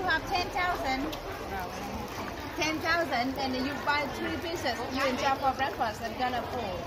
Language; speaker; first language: English; non-native, learner; Vietnamese